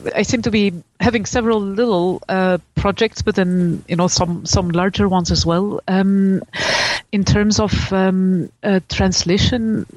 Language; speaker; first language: English; non-native, fluent; Dutch